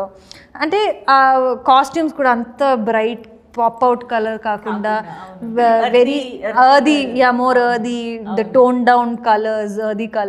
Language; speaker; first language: Telugu; non-native, learner; Kannada